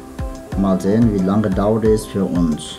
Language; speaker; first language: German; non-native, fluent; Nepali